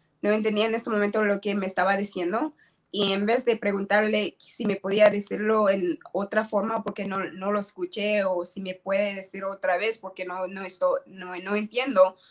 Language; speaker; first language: Spanish; non-native, learner; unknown